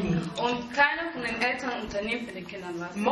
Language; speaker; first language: German; early bilingual, other home language; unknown